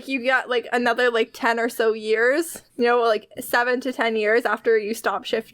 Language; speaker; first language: English; native; English